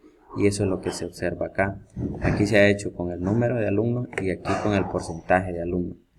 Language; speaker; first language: Spanish; native; Spanish